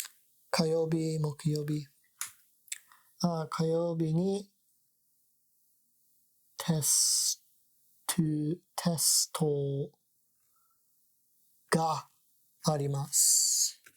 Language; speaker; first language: Japanese; non-native, learner; English